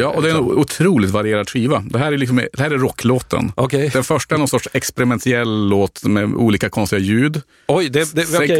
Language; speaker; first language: Swedish; native; Swedish